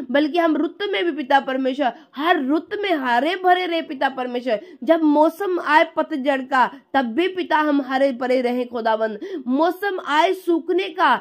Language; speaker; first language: Hindi; non-native, local second language; Punjabi